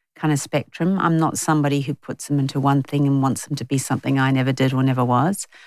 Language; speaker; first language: English; native; English